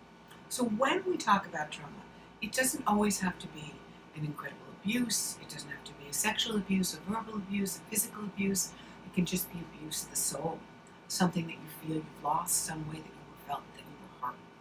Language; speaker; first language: English; native; English